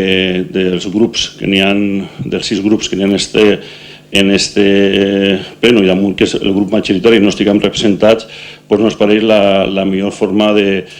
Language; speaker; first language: Catalan; native; Catalan